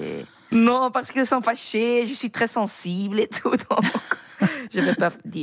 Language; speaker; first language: French; non-native, learner; Dutch